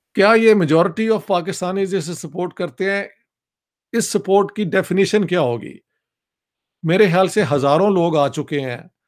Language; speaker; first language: Urdu; non-native, local second language; Punjabi